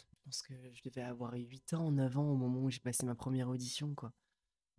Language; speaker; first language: French; native; French